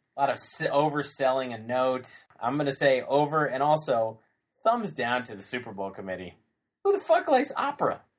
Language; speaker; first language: English; native; English